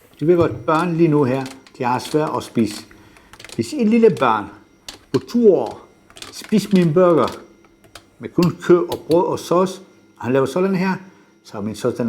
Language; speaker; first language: Danish; non-native, fluent; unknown